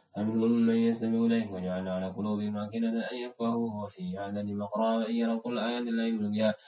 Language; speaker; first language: Arabic; non-native, learner; Indonesian